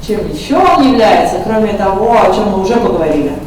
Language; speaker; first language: Russian; native; Russian